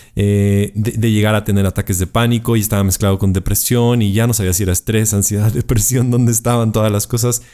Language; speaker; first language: Spanish; native; Spanish